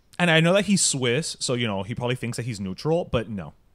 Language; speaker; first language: English; early bilingual, other home language; Spanish